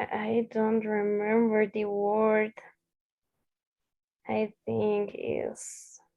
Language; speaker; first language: English; non-native, learner; Spanish